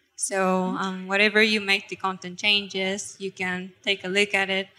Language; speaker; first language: English; non-native, fluent; Japanese